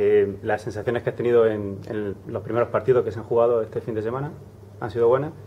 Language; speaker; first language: Spanish; native; Spanish